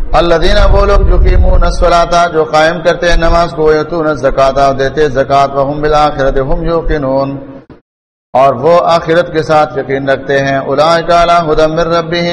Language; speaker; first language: Urdu; non-native, local second language; Pashto